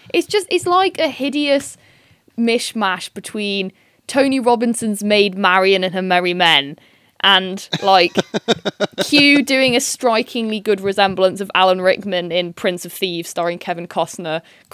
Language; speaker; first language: English; native; English